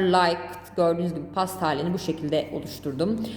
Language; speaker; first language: Turkish; native; Turkish